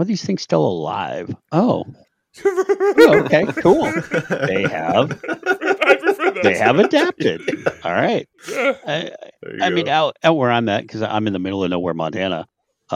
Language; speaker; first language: English; native; English